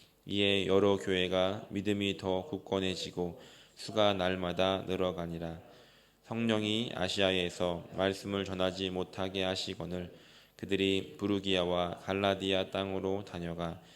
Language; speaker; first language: Korean; native; Korean